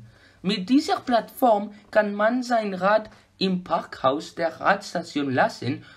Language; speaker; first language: German; non-native, learner; French